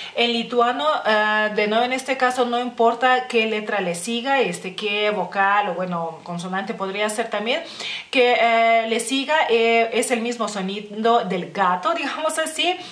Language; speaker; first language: Spanish; non-native, fluent; Lithuanian